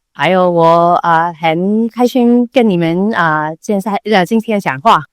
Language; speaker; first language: Chinese; non-native, learner; Cantonese